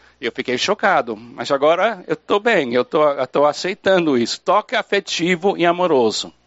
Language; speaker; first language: Portuguese; non-native, fluent; English